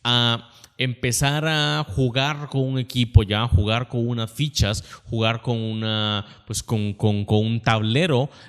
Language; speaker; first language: Spanish; native; Spanish